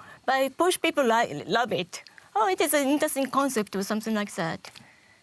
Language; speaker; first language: English; non-native, learner; Japanese